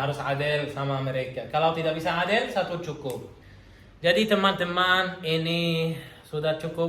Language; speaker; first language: Indonesian; non-native, learner; Arabic